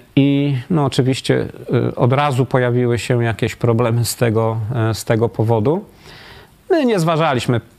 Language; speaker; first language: Polish; native; Polish